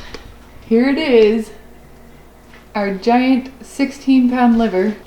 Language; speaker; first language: English; native; English